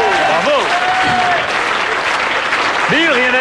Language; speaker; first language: French; native; French